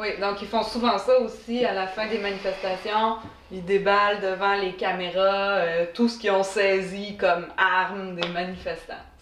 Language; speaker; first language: French; native; French